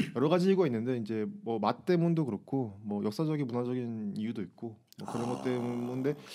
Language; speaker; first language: Korean; native; Korean